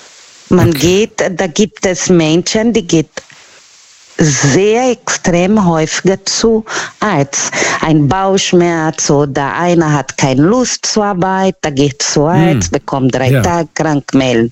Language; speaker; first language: German; non-native, fluent; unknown